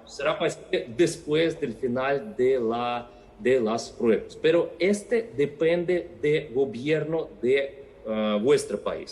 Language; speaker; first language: Spanish; non-native, fluent; Russian